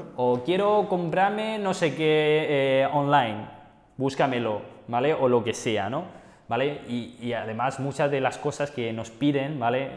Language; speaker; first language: Spanish; non-native, fluent; Chinese